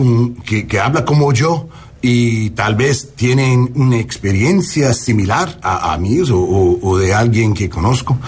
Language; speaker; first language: Spanish; early bilingual, heritage; English